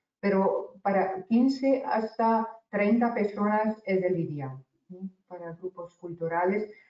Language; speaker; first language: Spanish; non-native, fluent; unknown